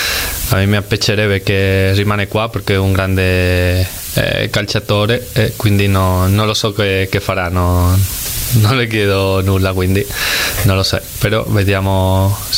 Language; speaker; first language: Italian; non-native, fluent; Spanish